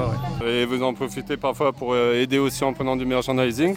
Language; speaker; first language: French; native; French